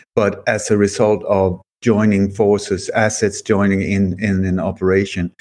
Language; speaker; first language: English; early bilingual, other home language; Swedish